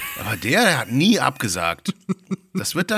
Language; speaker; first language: German; native; German